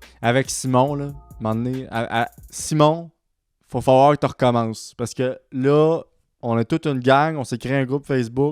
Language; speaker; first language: French; native; French